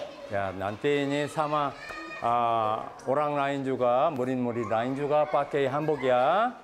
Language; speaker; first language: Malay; non-native, learner; Korean